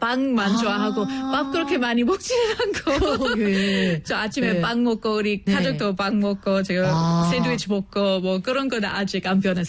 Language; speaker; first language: Korean; non-native, fluent; English